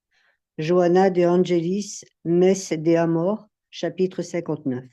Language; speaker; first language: French; native; French